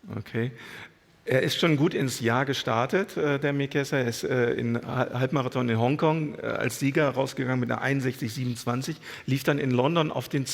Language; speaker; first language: German; native; German